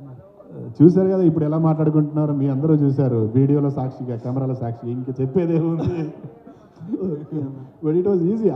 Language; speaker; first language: Telugu; native; Telugu